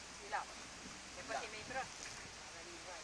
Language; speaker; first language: French; native; French